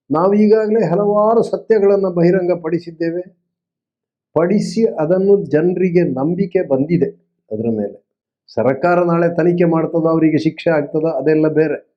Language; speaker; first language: Kannada; non-native, local second language; Tulu